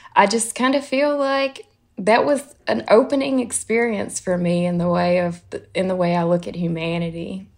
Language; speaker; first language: English; native; English